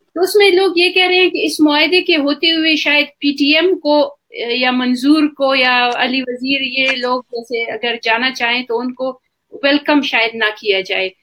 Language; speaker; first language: Urdu; non-native, local second language; Pashto